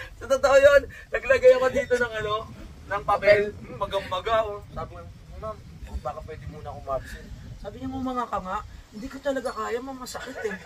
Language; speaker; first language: Filipino; non-native, local second language; Hiligaynon